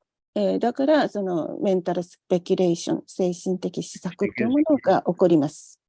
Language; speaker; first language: Japanese; native; Japanese